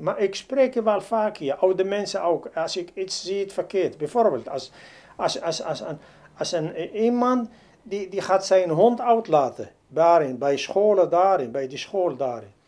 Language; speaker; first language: Dutch; non-native, learner; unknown